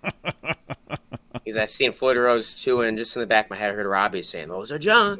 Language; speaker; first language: English; native; English